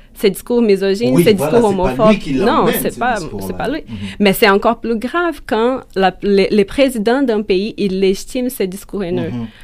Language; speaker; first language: French; non-native, fluent; Portuguese